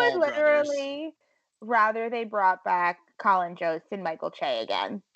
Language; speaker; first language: English; native; English